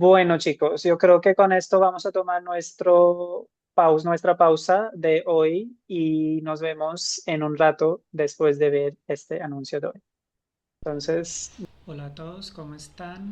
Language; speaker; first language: Spanish; non-native, fluent; Hindi